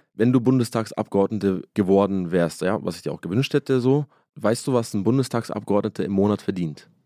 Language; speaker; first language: German; early bilingual, other home language; Arabic